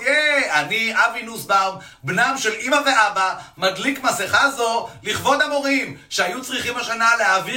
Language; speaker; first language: Hebrew; native; Hebrew